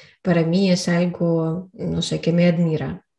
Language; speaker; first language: Spanish; non-native, learner; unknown